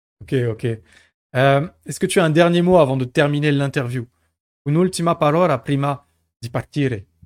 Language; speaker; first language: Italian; non-native, learner; French